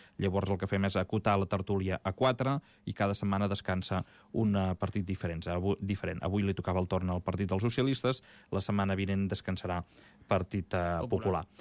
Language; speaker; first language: Catalan; native; Catalan